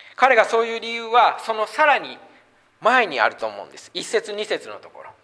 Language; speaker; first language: Japanese; native; Japanese